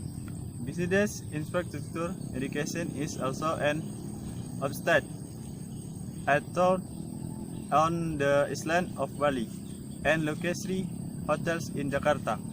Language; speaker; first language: English; non-native, learner; Indonesian